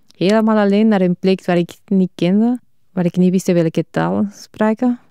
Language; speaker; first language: Dutch; non-native, fluent; Spanish